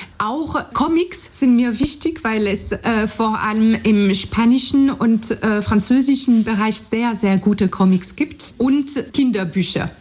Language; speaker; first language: German; non-native, fluent; French